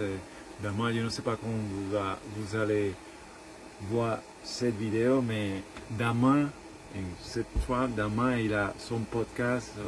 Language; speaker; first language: French; non-native, learner; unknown